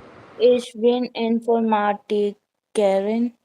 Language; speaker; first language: German; non-native, learner; Hindi